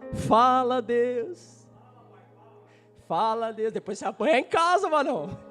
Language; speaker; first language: Portuguese; native; Portuguese